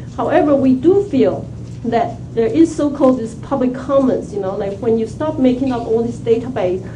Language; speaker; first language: English; non-native, fluent; Chinese